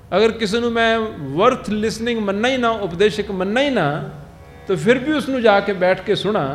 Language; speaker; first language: Punjabi; early bilingual, heritage; Punjabi